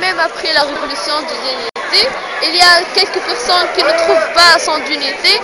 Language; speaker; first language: French; non-native, learner; Arabic